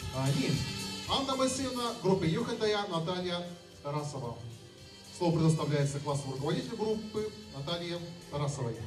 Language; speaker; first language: Russian; native; Russian